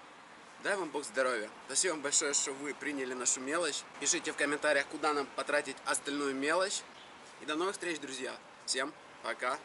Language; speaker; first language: Russian; native; Russian